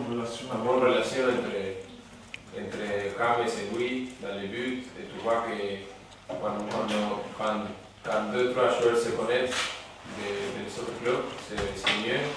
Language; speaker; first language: French; non-native, learner; Spanish